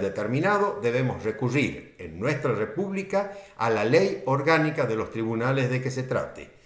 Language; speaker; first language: Spanish; native; Spanish